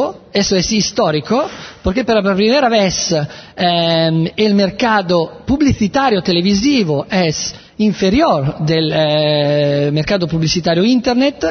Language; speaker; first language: Spanish; non-native, learner; Italian